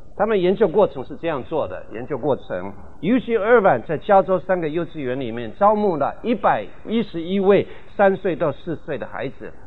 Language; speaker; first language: Chinese; non-native, local second language; Min Nan Chinese